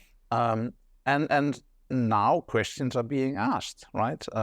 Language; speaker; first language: English; non-native, fluent; Dutch